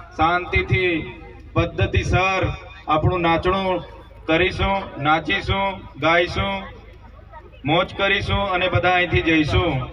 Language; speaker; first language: Gujarati; non-native, local second language; Vasavi